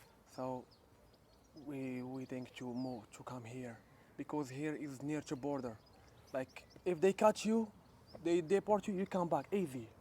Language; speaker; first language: English; non-native, learner; Arabic